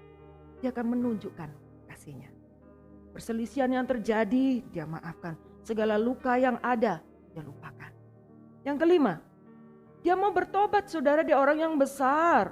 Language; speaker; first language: Indonesian; native; Indonesian